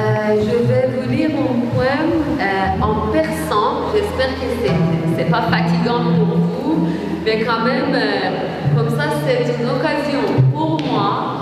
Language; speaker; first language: French; non-native, learner; Persian